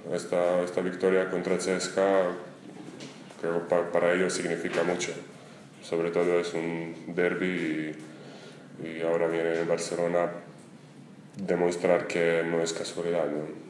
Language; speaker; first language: Spanish; non-native, fluent; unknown